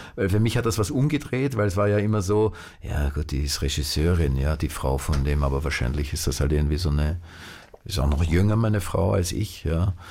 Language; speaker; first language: German; native; German